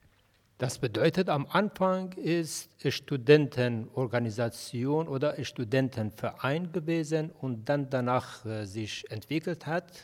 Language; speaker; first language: German; non-native, fluent; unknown